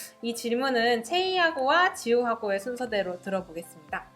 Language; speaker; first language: Korean; native; Korean